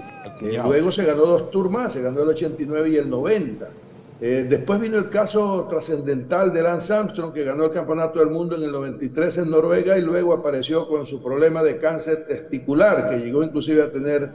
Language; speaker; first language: Spanish; native; Spanish